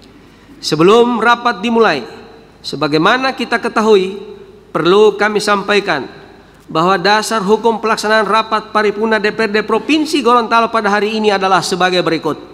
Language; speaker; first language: Indonesian; native; Indonesian